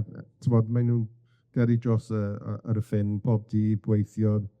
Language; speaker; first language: Welsh; non-native, fluent; English